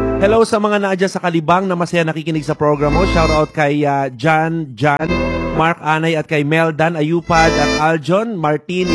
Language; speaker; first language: Filipino; native; Filipino